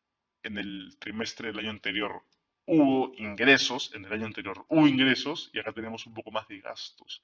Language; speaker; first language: Spanish; native; Spanish